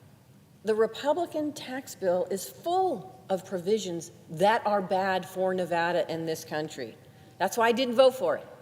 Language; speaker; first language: English; native; English